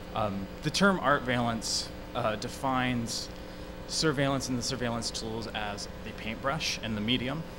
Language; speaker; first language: English; native; English